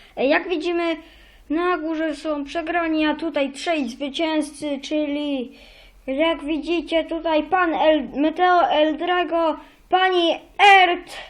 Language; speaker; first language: Polish; native; Polish